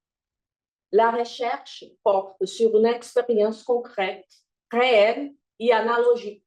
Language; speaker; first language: French; non-native, fluent; Portuguese